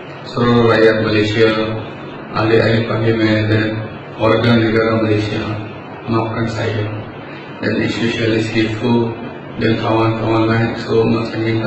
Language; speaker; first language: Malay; non-native, fluent; Bangla